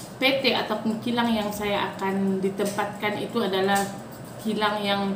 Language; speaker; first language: Malay; non-native, fluent; Batak Toba